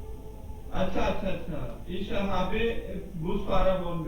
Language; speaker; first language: German; non-native, learner; Urdu